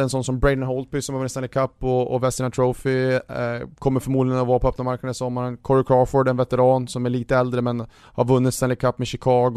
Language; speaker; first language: Swedish; native; Swedish